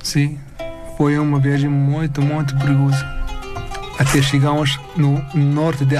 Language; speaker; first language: Portuguese; non-native, fluent; Arabic